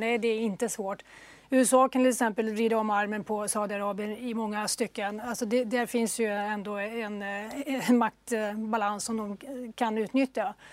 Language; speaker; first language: Swedish; native; Swedish